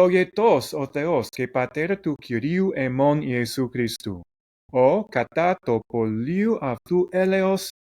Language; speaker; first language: Greek; non-native, fluent; English